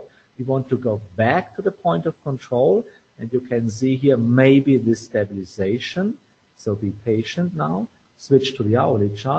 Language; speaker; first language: English; non-native, fluent; German